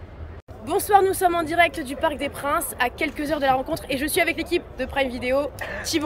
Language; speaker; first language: French; native; French